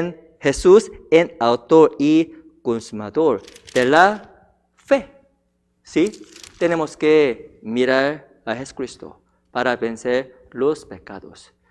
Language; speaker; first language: Spanish; non-native, fluent; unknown